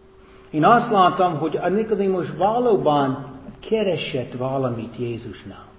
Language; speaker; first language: Hungarian; non-native, fluent; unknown